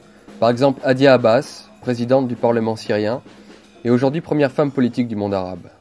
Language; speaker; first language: French; native; French